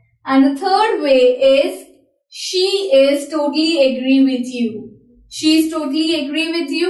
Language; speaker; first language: English; non-native, local second language; Hindi